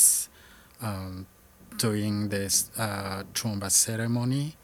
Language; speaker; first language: English; non-native, learner; Malagasy